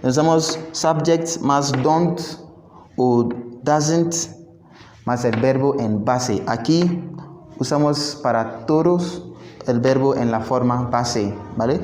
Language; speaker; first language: Spanish; non-native, fluent; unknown